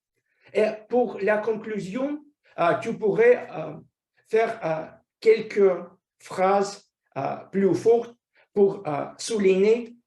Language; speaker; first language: French; non-native, fluent; Russian